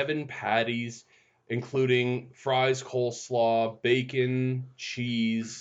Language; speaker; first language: English; native; English